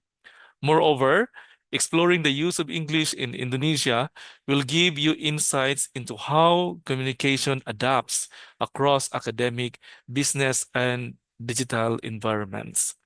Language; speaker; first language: English; non-native, local second language; Cebuano